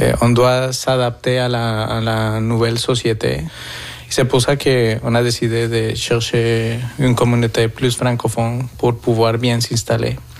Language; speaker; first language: French; non-native, fluent; Spanish